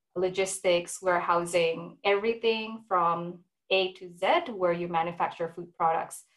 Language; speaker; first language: English; non-native, fluent; Indonesian